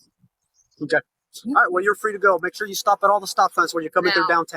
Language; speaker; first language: English; native; English